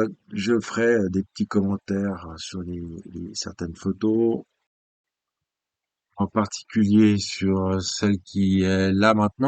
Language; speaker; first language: French; native; French